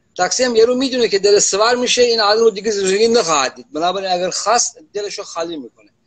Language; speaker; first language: Persian; non-native, local second language; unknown